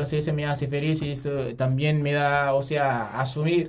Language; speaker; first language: Spanish; non-native, learner; Haitian Creole